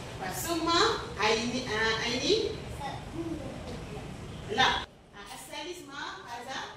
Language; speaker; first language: Arabic; non-native, learner; Malay